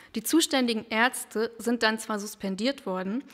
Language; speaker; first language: German; native; German